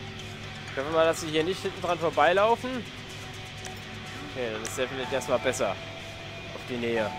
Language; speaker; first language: German; native; German